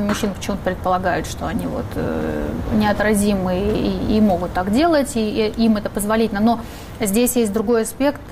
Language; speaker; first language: Russian; native; Russian